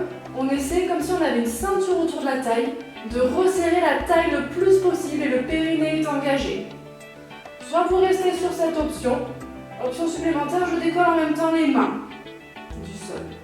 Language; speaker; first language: French; native; French